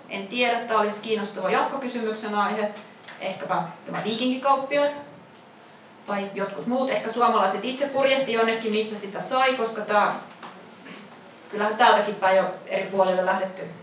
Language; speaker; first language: Finnish; native; Finnish